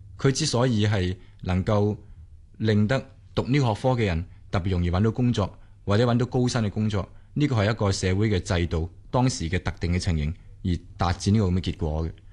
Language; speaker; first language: Cantonese; native; Cantonese